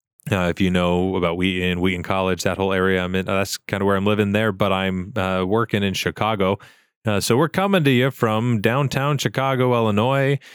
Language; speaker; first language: English; native; English